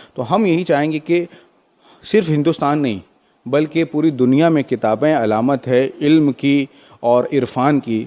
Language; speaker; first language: Hindi; non-native, local second language; Urdu